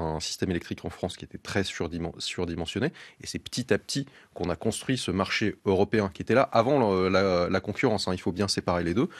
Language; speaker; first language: French; native; French